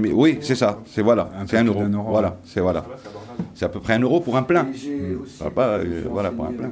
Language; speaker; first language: French; non-native, local second language; Arabic